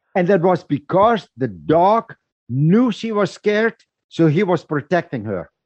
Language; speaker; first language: English; non-native, fluent; Dutch